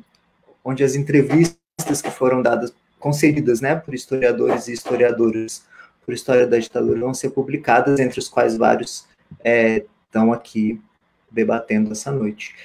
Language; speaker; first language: Portuguese; native; Portuguese